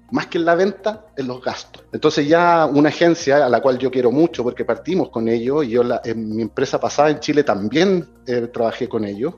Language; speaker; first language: Spanish; native; Spanish